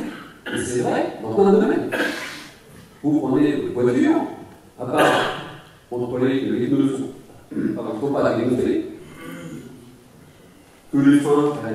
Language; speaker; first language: French; native; French